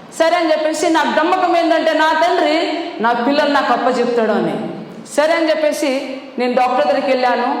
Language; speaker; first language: Telugu; non-native, local second language; Lambadi